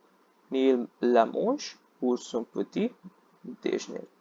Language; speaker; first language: French; non-native, fluent; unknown